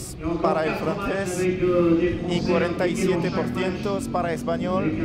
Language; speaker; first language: Spanish; non-native, learner; French